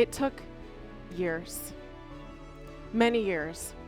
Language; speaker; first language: English; native; English